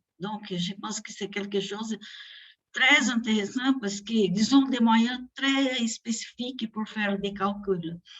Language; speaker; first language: French; non-native, fluent; Portuguese